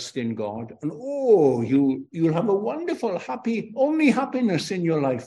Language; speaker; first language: English; native; English